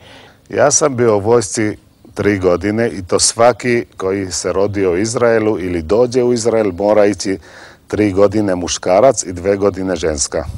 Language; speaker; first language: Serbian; non-native, local second language; Slovak